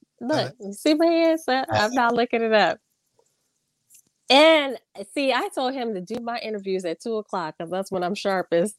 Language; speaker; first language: English; native; English